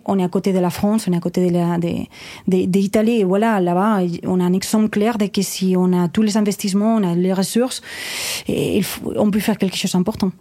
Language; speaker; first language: French; non-native, fluent; Spanish